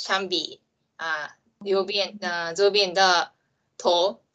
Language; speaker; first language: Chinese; non-native, learner; Japanese